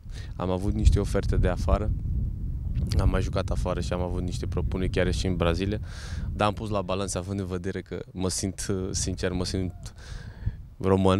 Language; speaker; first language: Romanian; non-native, fluent; Portuguese